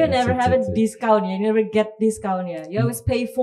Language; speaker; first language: English; non-native, fluent; Indonesian